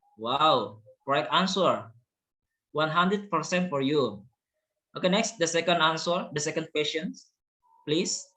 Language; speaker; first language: English; non-native, learner; Indonesian